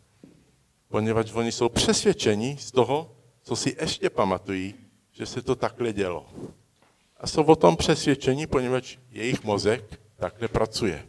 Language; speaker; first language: Czech; early bilingual, heritage; Czech